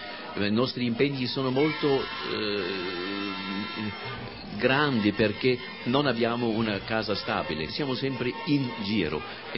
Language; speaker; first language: Italian; non-native, fluent; German